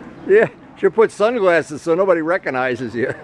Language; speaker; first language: English; native; English